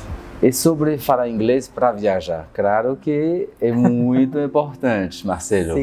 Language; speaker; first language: Portuguese; non-native, fluent; French